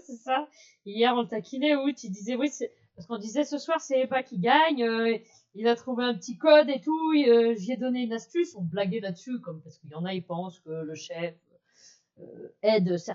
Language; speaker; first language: French; native; French